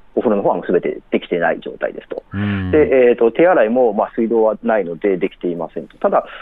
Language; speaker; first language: Japanese; native; Japanese